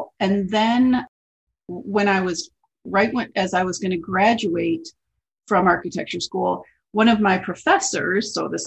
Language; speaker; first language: English; native; English